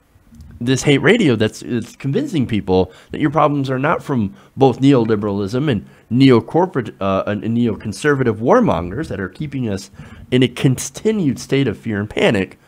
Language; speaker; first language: English; native; English